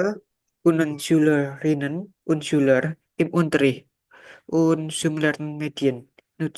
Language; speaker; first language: German; non-native, learner; Indonesian